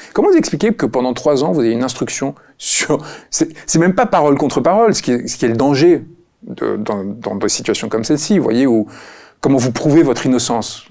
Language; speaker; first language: French; early bilingual, other home language; Spanish